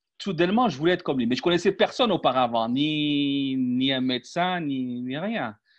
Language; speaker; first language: French; non-native, local second language; Arabic